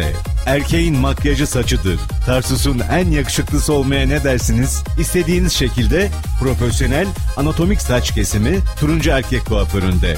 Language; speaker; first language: Turkish; native; Turkish